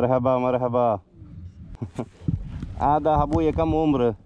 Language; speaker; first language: Arabic; non-native, learner; Malayalam